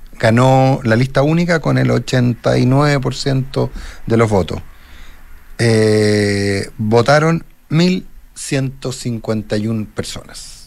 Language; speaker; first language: Spanish; native; Spanish